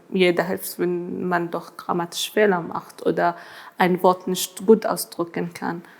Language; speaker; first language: German; non-native, learner; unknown